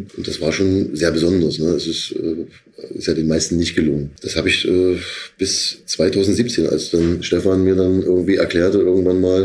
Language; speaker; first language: German; native; German